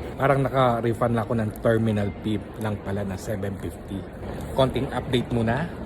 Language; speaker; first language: Filipino; native; Filipino